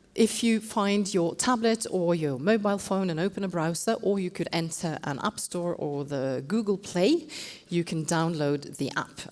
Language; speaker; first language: English; non-native, fluent; Norwegian